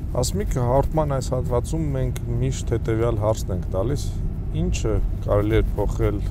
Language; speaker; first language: Armenian; native; Armenian